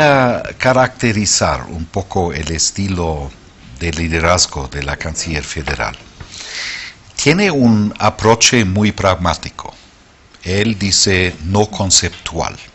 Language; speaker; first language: Spanish; non-native, fluent; German